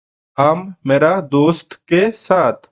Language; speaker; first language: Hindi; non-native, local second language; Bangla